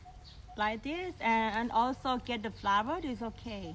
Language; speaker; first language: English; non-native, learner; Thai